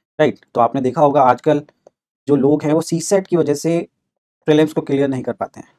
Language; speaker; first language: Hindi; native; Hindi